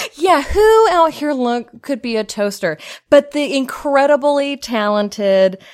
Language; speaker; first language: English; native; English